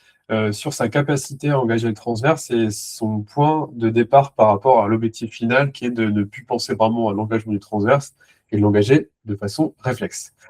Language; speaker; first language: French; native; French